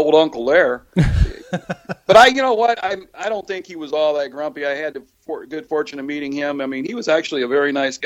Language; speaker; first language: English; native; English